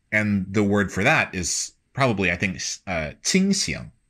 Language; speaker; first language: English; native; English